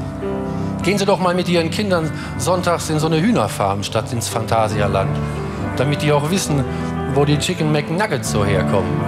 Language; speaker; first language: German; native; German